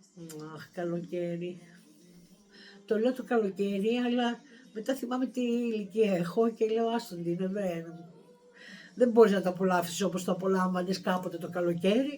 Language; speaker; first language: Greek; native; Greek